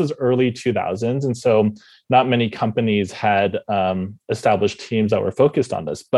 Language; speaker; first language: English; native; English